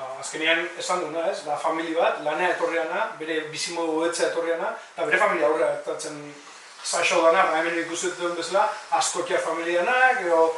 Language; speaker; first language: Basque; native; Basque